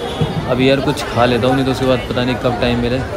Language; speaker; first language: Hindi; native; Hindi